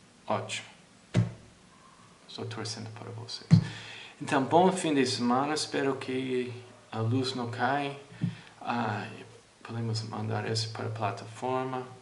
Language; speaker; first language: Portuguese; non-native, fluent; English